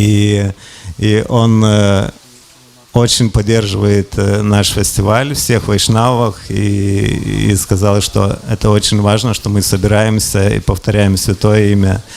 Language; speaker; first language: Russian; non-native, local second language; Lithuanian